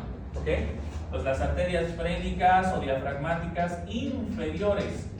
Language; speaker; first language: Spanish; native; Spanish